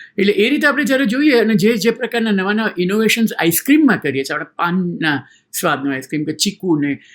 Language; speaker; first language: Gujarati; native; Gujarati